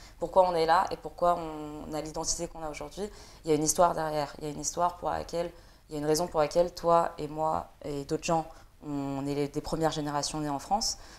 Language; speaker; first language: French; early bilingual, other home language; Vietnamese